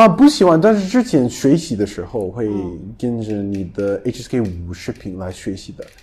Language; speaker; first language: Chinese; non-native, fluent; English